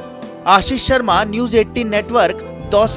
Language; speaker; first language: Hindi; native; Hindi